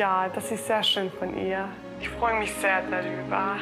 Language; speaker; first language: German; early bilingual, other home language; Croatian